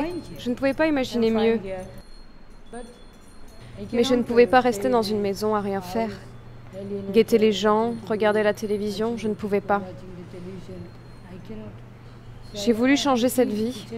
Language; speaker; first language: French; non-native, fluent; Malayalam